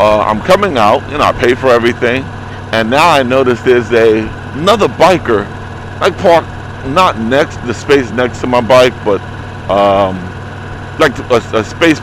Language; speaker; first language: English; native; English